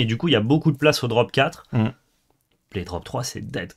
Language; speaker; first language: French; native; French